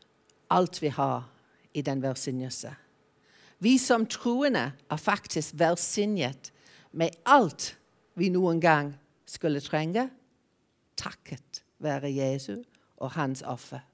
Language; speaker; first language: Norwegian; non-native, fluent; English